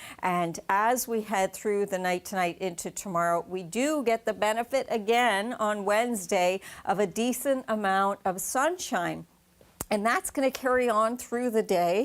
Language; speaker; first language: English; native; English